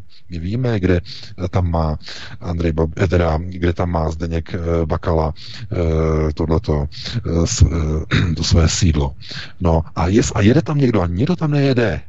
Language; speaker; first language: Czech; native; Czech